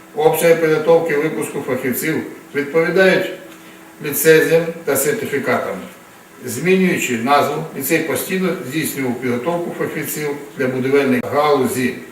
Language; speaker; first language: Ukrainian; non-native, local second language; Russian